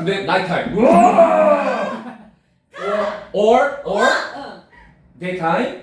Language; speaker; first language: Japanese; non-native, learner; Korean